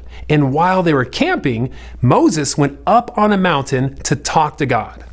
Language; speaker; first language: English; native; English